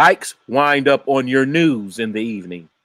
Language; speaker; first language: English; native; English